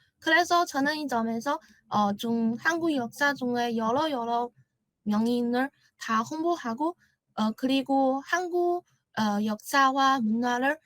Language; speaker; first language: Korean; non-native, learner; Chinese